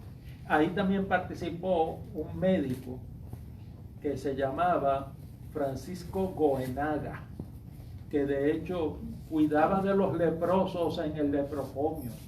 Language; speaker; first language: Spanish; native; Spanish